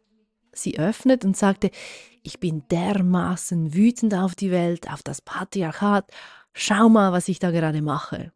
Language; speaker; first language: German; native; German